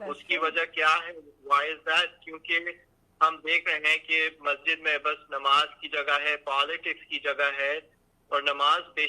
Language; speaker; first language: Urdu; early bilingual, heritage; Urdu